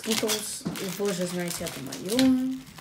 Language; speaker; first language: Russian; early bilingual, heritage; English